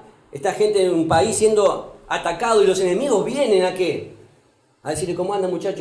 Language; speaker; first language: Spanish; native; Spanish